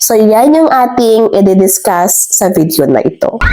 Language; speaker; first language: Filipino; native; Filipino